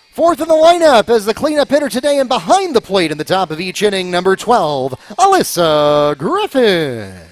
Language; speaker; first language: English; native; English